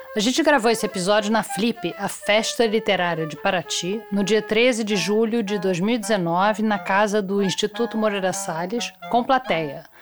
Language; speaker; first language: Portuguese; native; Portuguese